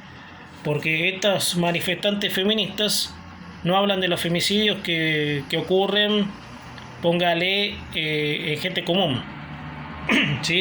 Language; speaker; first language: Spanish; native; Spanish